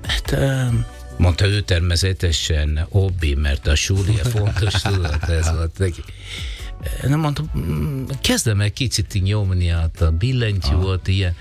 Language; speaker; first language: Hungarian; non-native, learner; Italian